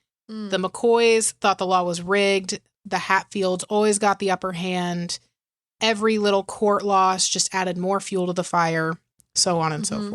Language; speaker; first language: English; native; English